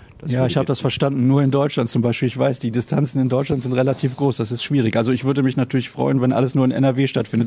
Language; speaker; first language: German; native; German